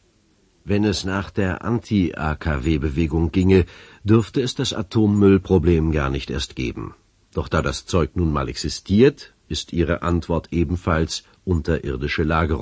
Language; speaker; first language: German; native; German